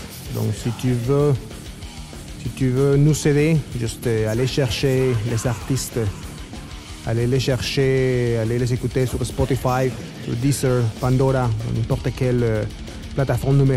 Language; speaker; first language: French; non-native, fluent; Spanish